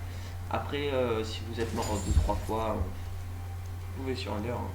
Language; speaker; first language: French; native; French